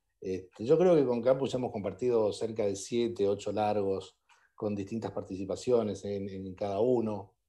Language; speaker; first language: Spanish; native; Spanish